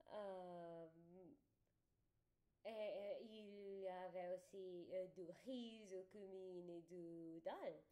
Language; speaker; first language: French; non-native, learner; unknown